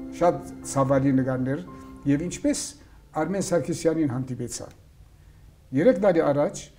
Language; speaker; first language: Armenian; early bilingual, heritage; Armenian